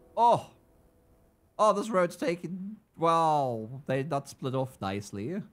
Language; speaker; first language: English; native; English